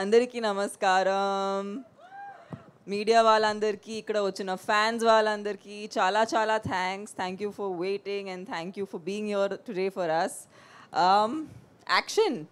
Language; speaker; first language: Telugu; non-native, fluent; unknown